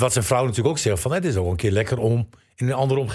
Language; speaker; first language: Dutch; native; Dutch